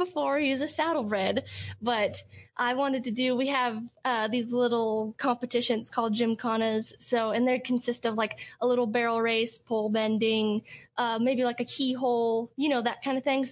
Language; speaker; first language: English; native; English